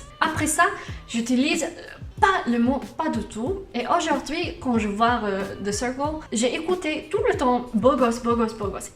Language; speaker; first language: French; non-native, learner; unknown